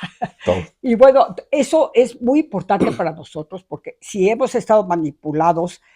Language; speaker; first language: Spanish; native; Spanish